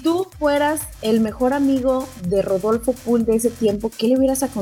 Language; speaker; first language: Spanish; native; Spanish